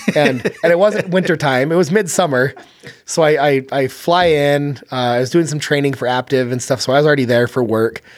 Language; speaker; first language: English; native; English